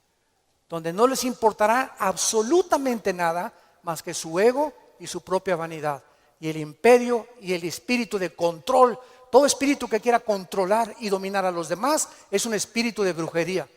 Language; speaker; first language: Spanish; native; Spanish